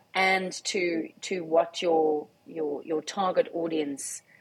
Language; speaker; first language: English; native; English